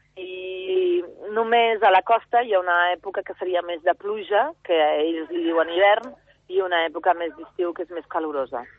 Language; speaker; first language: Catalan; early bilingual, other home language; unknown